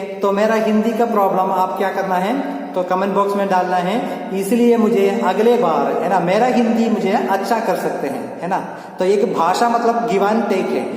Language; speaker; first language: Hindi; non-native, local second language; Malayalam